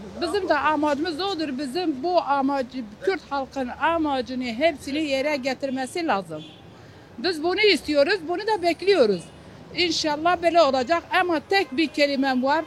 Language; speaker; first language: Turkish; non-native, local second language; Kurdish